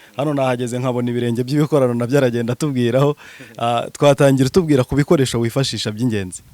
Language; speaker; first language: Kinyarwanda; native; Kinyarwanda